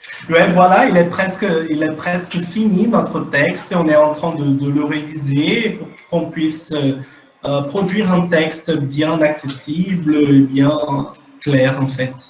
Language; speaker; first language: French; non-native, fluent; Portuguese